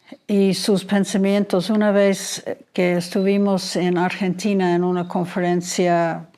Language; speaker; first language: Spanish; non-native, fluent; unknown